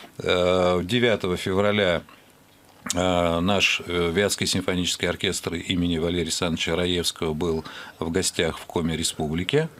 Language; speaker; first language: Russian; native; Russian